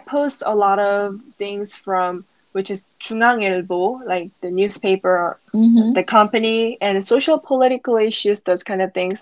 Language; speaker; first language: English; non-native, fluent; Korean